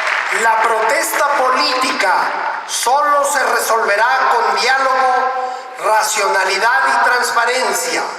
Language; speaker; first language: Spanish; native; Spanish